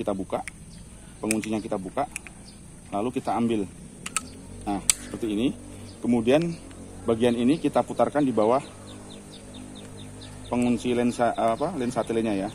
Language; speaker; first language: Indonesian; native; Indonesian